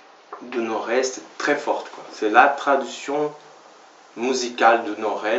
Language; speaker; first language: French; non-native, fluent; Portuguese